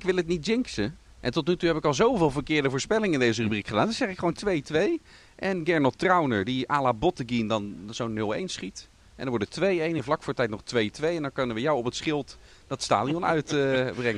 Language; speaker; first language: Dutch; native; Dutch